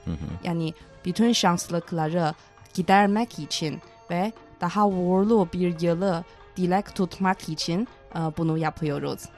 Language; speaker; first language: Turkish; non-native, fluent; Chinese